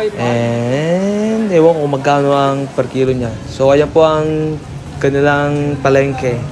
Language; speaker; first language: Filipino; early bilingual, heritage; Filipino